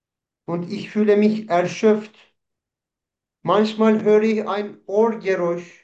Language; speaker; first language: German; non-native, learner; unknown